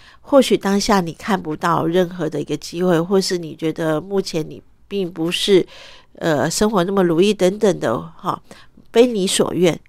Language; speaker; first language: Chinese; early bilingual, other home language; Cantonese